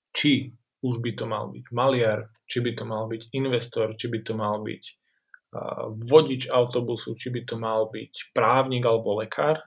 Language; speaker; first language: Slovak; native; Slovak